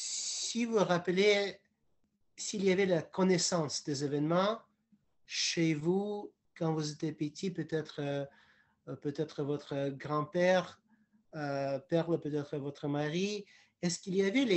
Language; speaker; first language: French; non-native, fluent; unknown